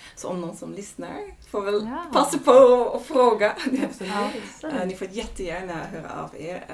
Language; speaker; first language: Swedish; non-native, fluent; Dutch